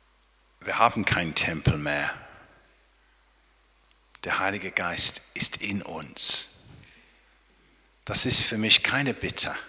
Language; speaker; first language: German; non-native, fluent; English